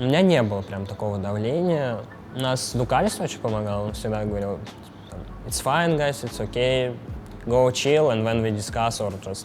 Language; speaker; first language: Russian; native; Russian